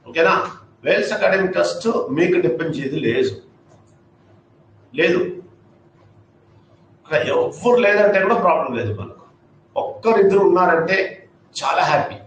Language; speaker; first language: Telugu; non-native, fluent; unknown